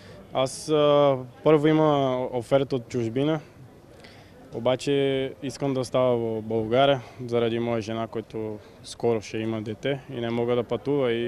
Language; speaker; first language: Bulgarian; non-native, learner; Portuguese